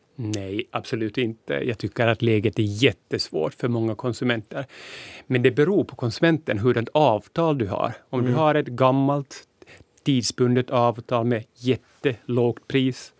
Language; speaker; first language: Swedish; non-native, local second language; Finnish